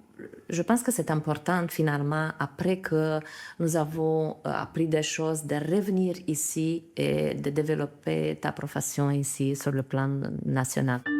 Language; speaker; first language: French; non-native, fluent; Romanian